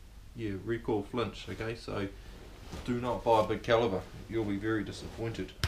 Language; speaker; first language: English; native; English